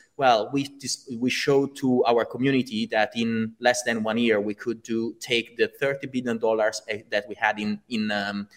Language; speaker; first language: English; non-native, fluent; Italian